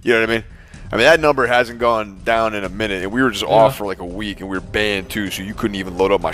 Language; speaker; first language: English; native; English